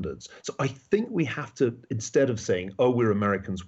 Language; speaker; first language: English; native; English